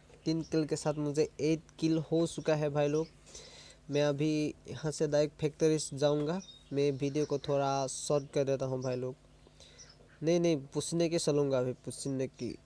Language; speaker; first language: Hindi; non-native, local second language; Assamese